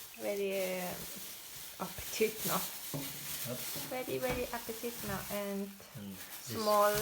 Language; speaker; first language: English; non-native, learner; Russian